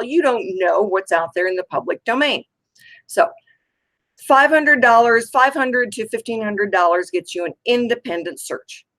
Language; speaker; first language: English; native; English